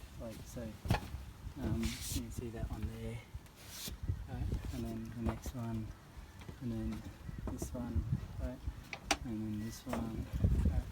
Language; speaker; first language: English; native; English